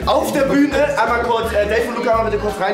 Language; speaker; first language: German; native; German